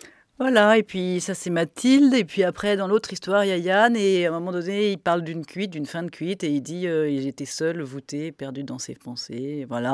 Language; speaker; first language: French; native; French